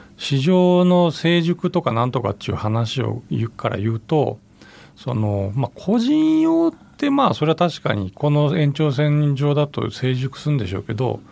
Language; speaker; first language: Japanese; native; Japanese